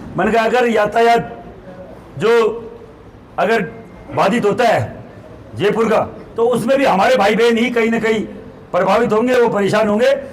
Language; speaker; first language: Hindi; native; Hindi